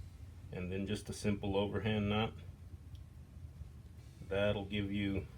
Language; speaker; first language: English; native; English